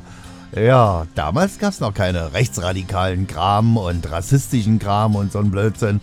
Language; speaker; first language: German; native; German